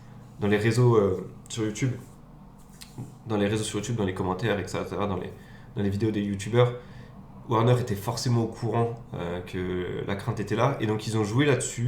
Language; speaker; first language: French; native; French